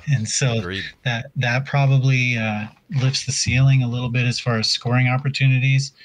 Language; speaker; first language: English; native; English